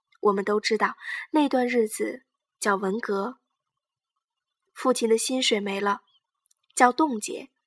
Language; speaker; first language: Chinese; native; Chinese